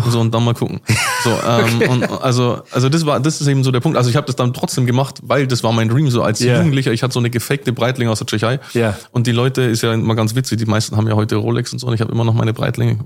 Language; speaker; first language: German; native; German